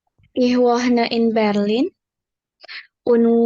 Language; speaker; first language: German; non-native, learner; Indonesian